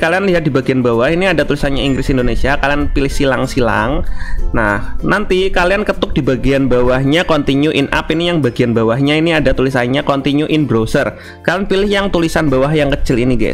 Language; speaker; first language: Indonesian; native; Indonesian